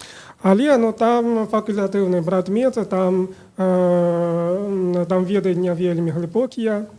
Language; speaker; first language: Ukrainian; non-native, fluent; Chinese